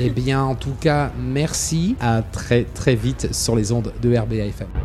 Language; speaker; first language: French; native; French